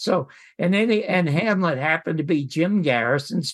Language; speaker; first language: English; native; English